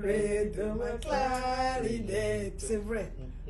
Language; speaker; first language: French; non-native, fluent; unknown